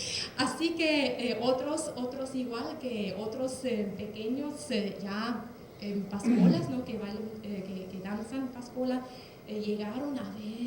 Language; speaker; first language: Spanish; non-native, fluent; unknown